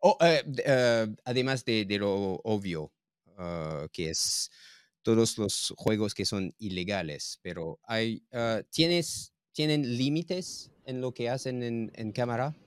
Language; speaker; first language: Spanish; non-native, fluent; English